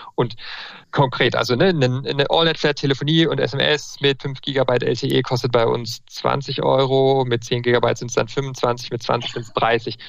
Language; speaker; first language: German; native; German